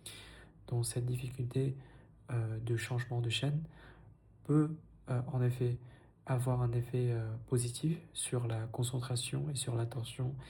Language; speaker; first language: French; non-native, fluent; Vietnamese